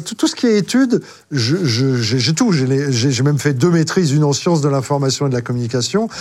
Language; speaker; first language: French; native; French